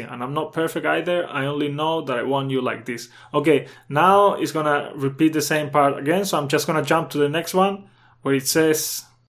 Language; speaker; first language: English; non-native, fluent; Spanish